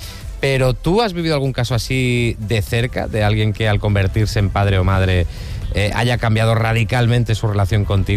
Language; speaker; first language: Spanish; native; Spanish